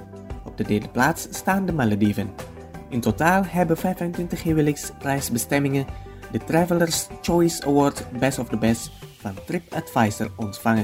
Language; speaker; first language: Dutch; non-native, fluent; Indonesian